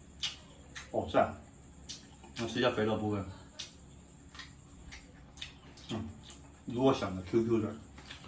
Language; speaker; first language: Chinese; native; Chinese